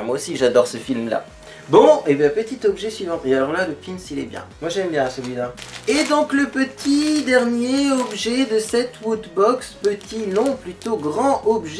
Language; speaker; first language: French; native; French